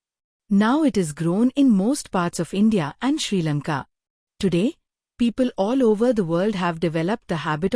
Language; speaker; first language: English; non-native, fluent; Hindi